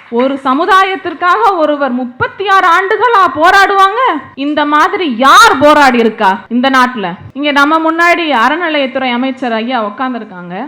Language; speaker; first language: Tamil; native; Tamil